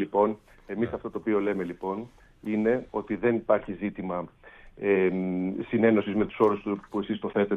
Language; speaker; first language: Greek; native; Greek